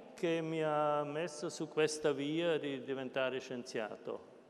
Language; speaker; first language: Italian; non-native, learner; German